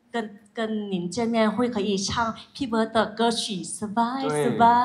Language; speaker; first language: Chinese; non-native, fluent; Thai